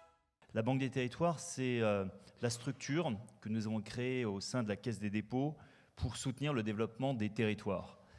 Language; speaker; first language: French; native; French